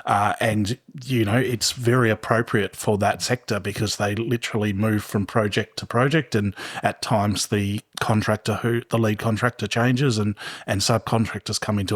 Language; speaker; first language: English; native; English